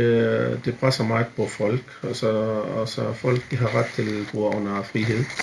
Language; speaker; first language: Danish; non-native, fluent; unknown